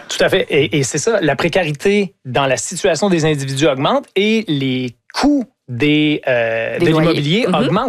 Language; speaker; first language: French; native; French